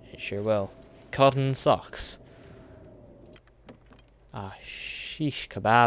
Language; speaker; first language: English; native; English